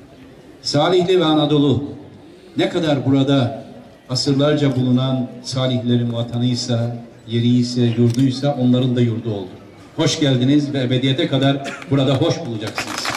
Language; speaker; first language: Turkish; native; Turkish